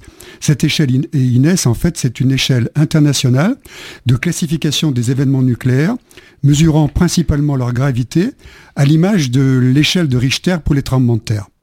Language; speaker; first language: French; native; French